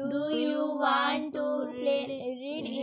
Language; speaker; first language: English; non-native, learner; Hindi